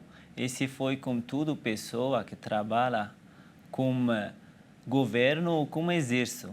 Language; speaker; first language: Portuguese; non-native, learner; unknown